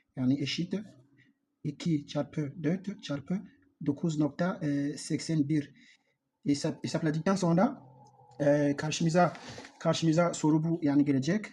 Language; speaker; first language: Turkish; non-native, learner; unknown